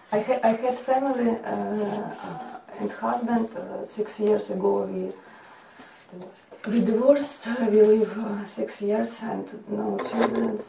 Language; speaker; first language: English; non-native, learner; Russian